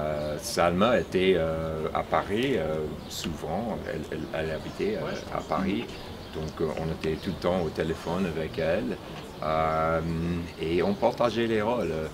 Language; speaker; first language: French; non-native, fluent; English